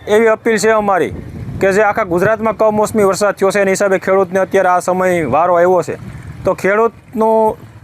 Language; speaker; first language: Gujarati; native; Gujarati